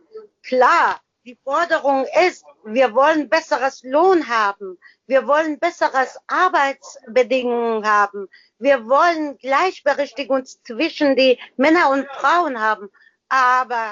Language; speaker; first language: German; non-native, learner; Persian